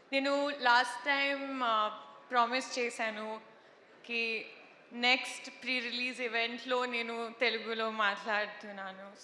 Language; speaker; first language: Telugu; non-native, learner; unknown